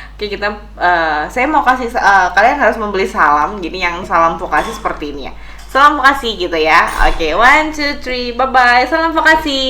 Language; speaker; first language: Indonesian; native; Indonesian